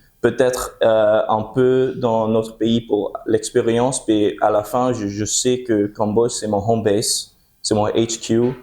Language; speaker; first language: French; early bilingual, heritage; French